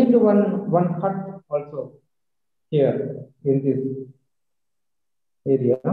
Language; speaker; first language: English; non-native, learner; Malayalam